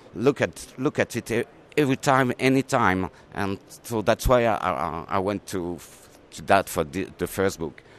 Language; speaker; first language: English; non-native, learner; French